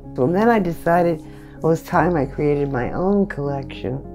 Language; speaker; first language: English; native; English